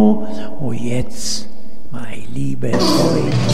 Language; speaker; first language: German; non-native, learner; Italian